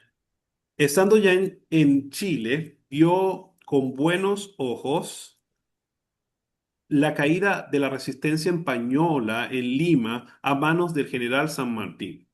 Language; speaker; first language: Spanish; native; Spanish